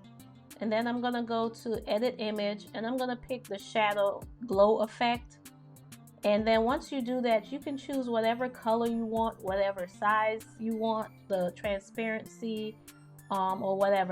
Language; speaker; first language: English; native; English